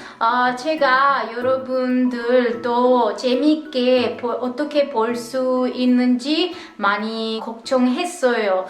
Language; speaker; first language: Korean; non-native, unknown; Italian